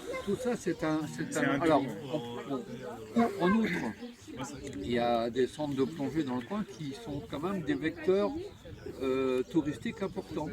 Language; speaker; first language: French; native; French